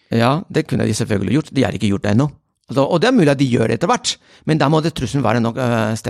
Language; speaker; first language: Norwegian; non-native, fluent; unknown